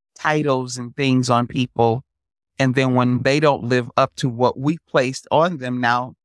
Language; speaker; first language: English; native; English